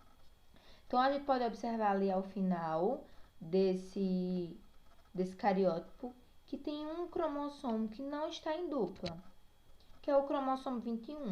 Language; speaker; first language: Portuguese; native; Portuguese